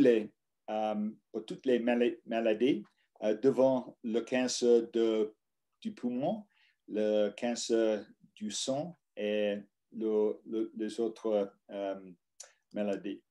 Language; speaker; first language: French; non-native, learner; English